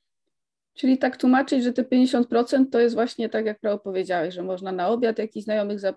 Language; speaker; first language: Polish; native; Polish